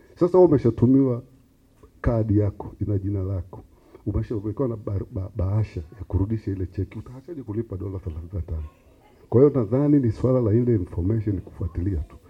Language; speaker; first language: Swahili; native; Swahili